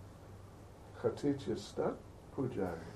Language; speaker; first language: Russian; non-native, learner; English